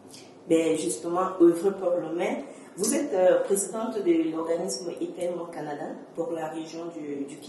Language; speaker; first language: French; native; French